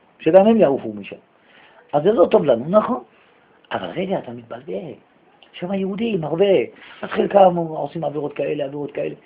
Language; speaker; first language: Hebrew; native; Hebrew